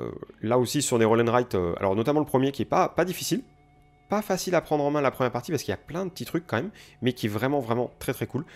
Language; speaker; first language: French; native; French